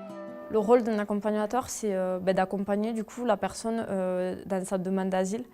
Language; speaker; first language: French; native; French